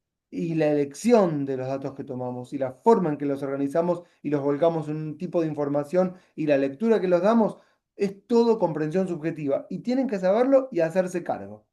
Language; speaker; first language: Spanish; native; Spanish